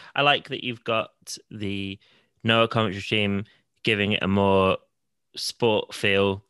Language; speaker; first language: English; native; English